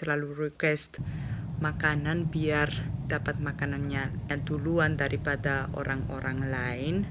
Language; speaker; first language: Indonesian; non-native, fluent; Spanish